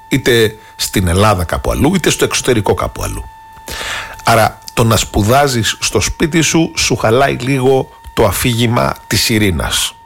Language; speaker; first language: Greek; native; Greek